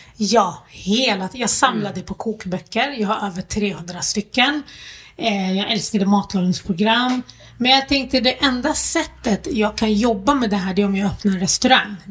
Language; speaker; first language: Swedish; early bilingual, other home language; Arabic